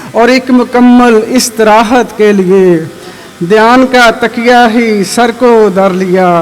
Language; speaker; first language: Urdu; non-native, local second language; Punjabi